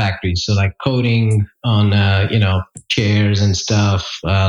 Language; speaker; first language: English; non-native, local second language; Gujarati